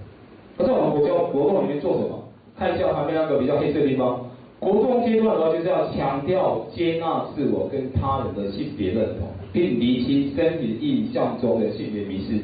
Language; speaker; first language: Chinese; native; Chinese